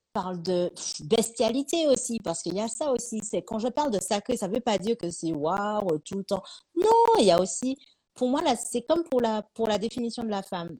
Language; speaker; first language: French; native; French